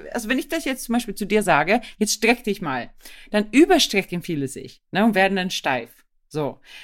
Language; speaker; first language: German; non-native, fluent; Swedish